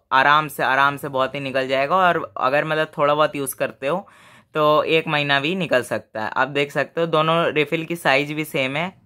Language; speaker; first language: Hindi; native; Hindi